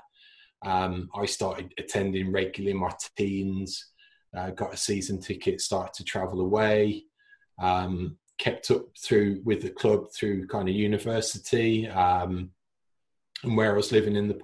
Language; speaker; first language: English; native; English